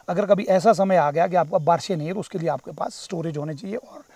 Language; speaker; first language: Hindi; native; Hindi